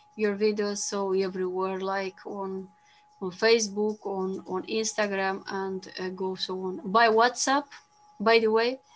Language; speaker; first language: English; non-native, fluent; Romanian